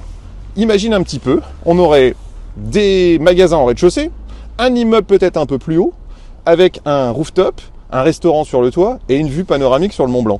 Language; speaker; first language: French; native; French